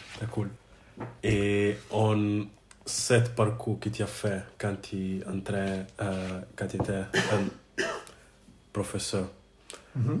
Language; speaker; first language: French; non-native, learner; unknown